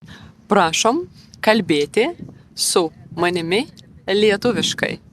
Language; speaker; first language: Lithuanian; non-native, learner; Russian